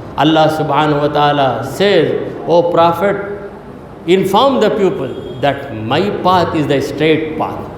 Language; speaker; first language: English; non-native, local second language; Urdu